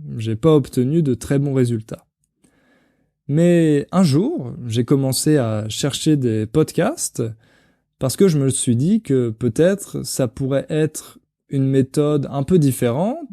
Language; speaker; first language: French; native; French